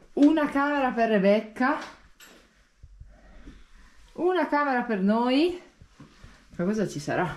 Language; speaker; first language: Italian; native; Italian